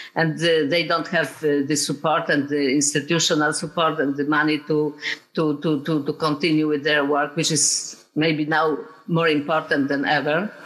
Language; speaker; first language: English; non-native, fluent; Polish